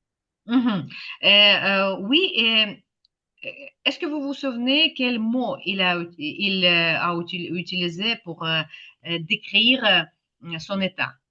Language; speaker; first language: French; non-native, fluent; Ukrainian